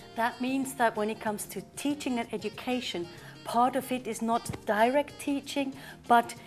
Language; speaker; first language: English; non-native, fluent; German